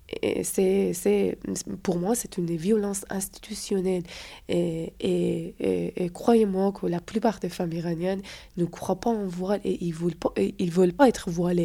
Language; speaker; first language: French; non-native, fluent; Persian